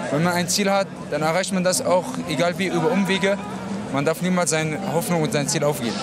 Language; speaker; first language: German; early bilingual, other home language; Arabic